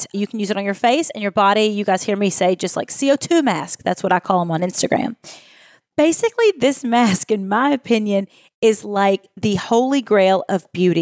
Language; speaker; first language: English; native; English